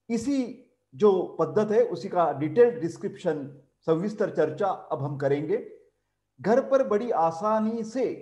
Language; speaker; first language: Hindi; non-native, local second language; Marathi